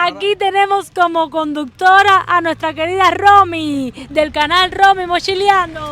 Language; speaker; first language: Spanish; native; Spanish